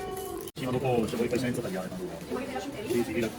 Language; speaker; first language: Italian; non-native, learner; Punjabi